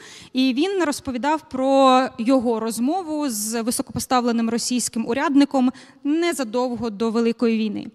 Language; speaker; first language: Ukrainian; native; Ukrainian